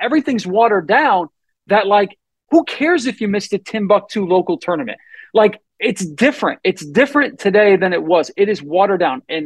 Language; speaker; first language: English; native; English